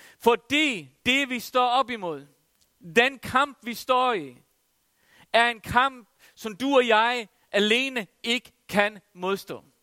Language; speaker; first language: Danish; non-native, local second language; Faroese